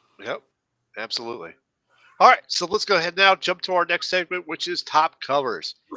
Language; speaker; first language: English; native; English